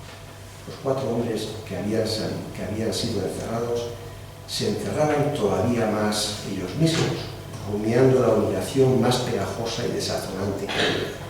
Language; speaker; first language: Spanish; native; Spanish